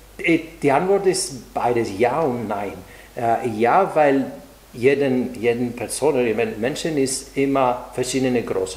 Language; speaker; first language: German; non-native, fluent; Greek